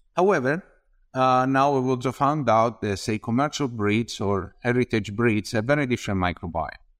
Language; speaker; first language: English; non-native, fluent; Italian